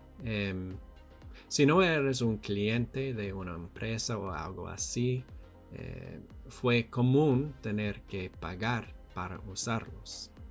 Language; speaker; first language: Spanish; non-native, learner; English